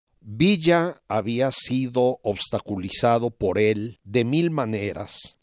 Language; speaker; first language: Spanish; native; Spanish